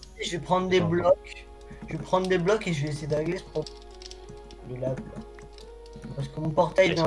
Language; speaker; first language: French; native; French